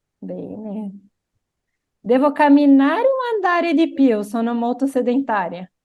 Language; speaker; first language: Italian; non-native, fluent; Portuguese